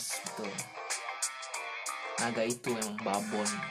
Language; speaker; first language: English; non-native, learner; Indonesian